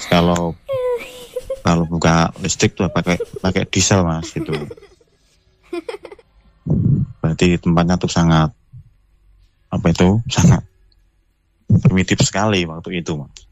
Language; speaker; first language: Indonesian; non-native, local second language; Javanese